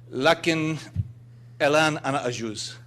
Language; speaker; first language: Arabic; non-native, learner; English